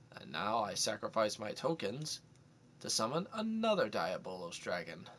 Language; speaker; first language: English; native; English